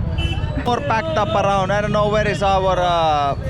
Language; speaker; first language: English; non-native, fluent; Finnish